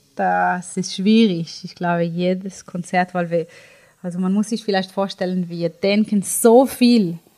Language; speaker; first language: German; non-native, fluent; Hebrew